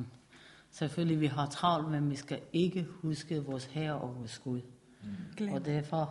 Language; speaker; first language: Danish; non-native, learner; Persian